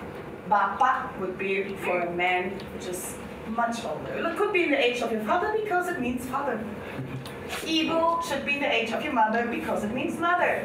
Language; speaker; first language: English; non-native, fluent; German